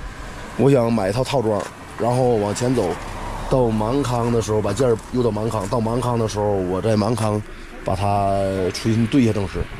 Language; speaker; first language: Chinese; native; Chinese